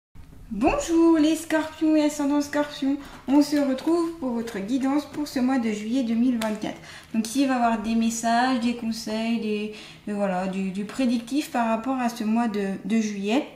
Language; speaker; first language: French; native; French